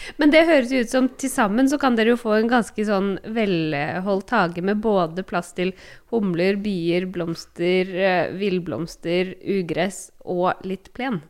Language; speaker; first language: Norwegian; native; Norwegian